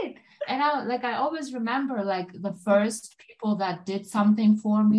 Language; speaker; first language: English; non-native, fluent; German